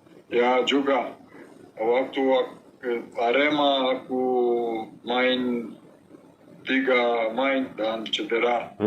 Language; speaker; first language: Indonesian; non-native, learner; Romanian